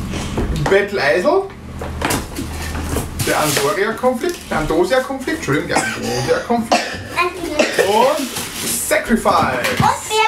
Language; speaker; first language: German; native; German